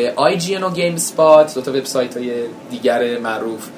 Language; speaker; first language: Persian; early bilingual, heritage; Persian